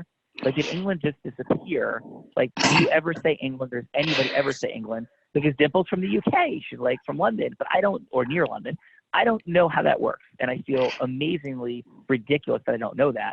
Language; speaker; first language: English; native; English